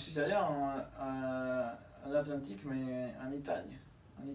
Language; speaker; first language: French; non-native, learner; Spanish